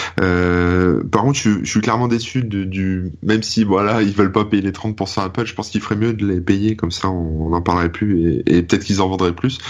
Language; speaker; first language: French; native; French